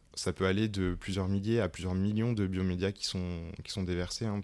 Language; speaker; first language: French; native; French